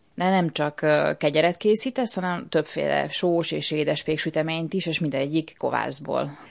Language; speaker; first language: Hungarian; native; Hungarian